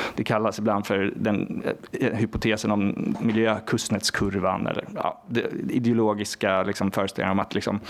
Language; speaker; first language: Swedish; non-native, fluent; Norwegian